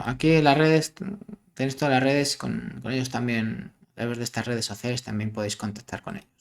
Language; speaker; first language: Spanish; native; Spanish